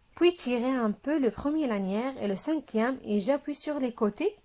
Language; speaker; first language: French; non-native, local second language; Arabic